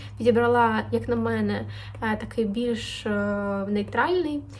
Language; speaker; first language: Ukrainian; native; Ukrainian